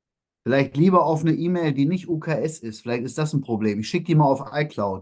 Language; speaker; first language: German; native; German